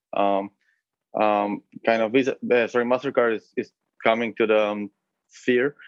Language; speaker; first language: English; non-native, fluent; Hebrew